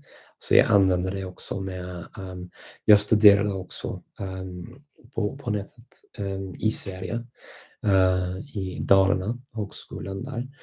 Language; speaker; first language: Swedish; non-native, fluent; English